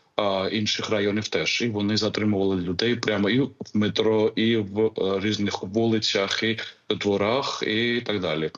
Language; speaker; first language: Ukrainian; non-native, fluent; Georgian